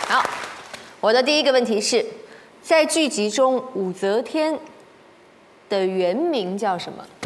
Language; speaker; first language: Chinese; native; Chinese